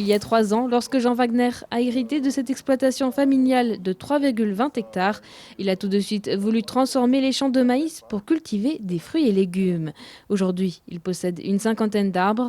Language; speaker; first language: French; native; French